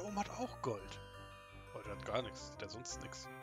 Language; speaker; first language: German; native; German